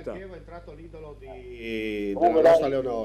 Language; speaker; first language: Italian; native; Italian